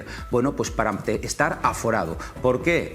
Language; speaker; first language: Spanish; native; Spanish